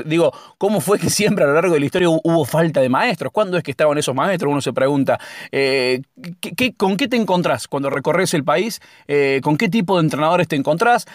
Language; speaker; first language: Spanish; native; Spanish